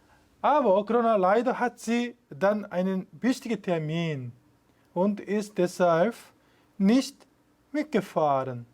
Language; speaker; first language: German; non-native, fluent; Korean